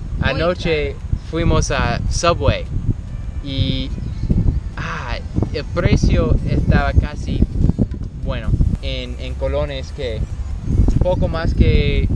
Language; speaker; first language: Spanish; non-native, learner; English